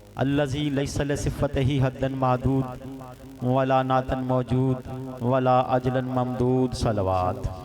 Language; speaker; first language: Urdu; non-native, local second language; Punjabi